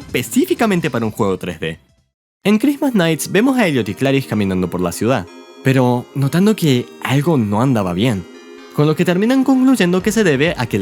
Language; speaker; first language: Spanish; native; Spanish